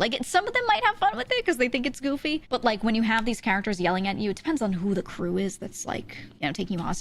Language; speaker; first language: English; native; English